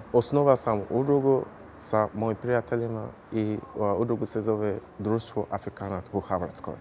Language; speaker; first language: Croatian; non-native, learner; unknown